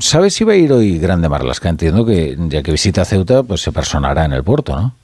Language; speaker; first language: Spanish; native; Spanish